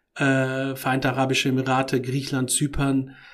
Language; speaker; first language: German; early bilingual, other home language; Arabic